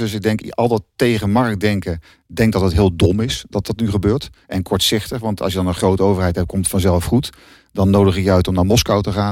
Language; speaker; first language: Dutch; native; Dutch